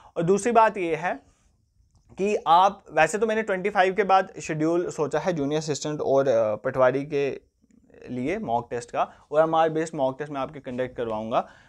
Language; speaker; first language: Hindi; non-native, local second language; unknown